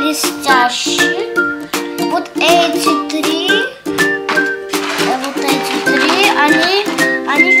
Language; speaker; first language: Russian; early bilingual, heritage; Russian